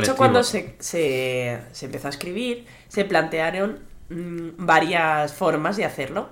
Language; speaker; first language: Spanish; native; Spanish